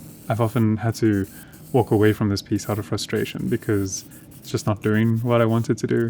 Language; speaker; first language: English; native; English